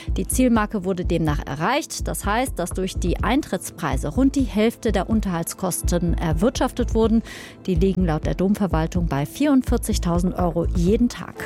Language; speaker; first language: German; native; German